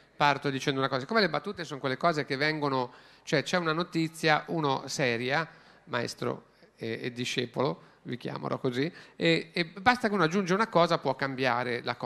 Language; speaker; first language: Italian; native; Italian